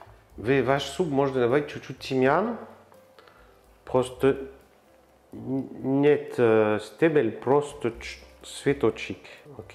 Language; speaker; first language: Russian; non-native, learner; French